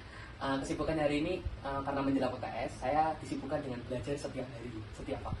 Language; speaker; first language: Indonesian; native; Indonesian